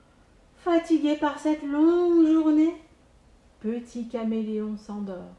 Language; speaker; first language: French; native; French